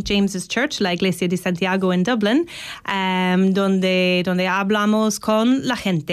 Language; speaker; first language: Spanish; non-native, fluent; English